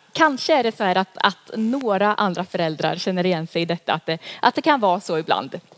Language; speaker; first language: Swedish; native; Swedish